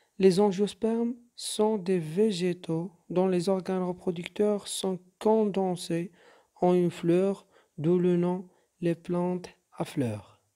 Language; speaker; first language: French; non-native, local second language; Arabic